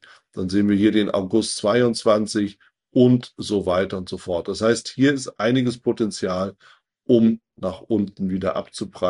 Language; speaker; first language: German; native; German